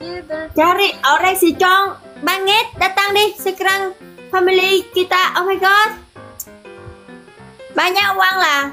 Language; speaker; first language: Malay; non-native, learner; Vietnamese